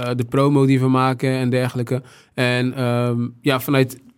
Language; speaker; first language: Dutch; native; Dutch